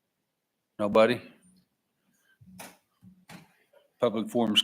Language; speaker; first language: English; native; English